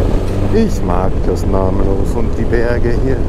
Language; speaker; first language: German; native; German